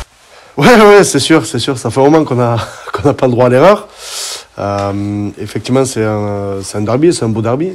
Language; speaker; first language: French; native; French